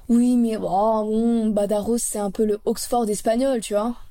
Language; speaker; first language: French; native; French